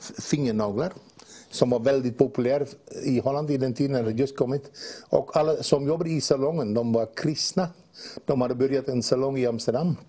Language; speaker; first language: Swedish; non-native, fluent; Dutch